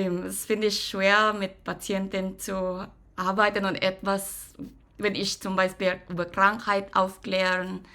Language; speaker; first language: German; non-native, learner; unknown